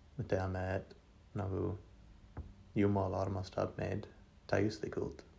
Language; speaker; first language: Estonian; non-native, learner; English